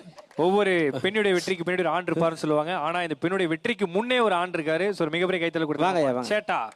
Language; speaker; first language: Tamil; native; Tamil